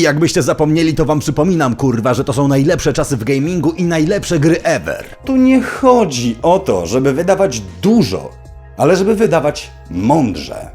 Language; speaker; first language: Polish; native; Polish